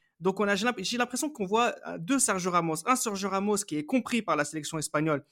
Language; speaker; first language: French; native; French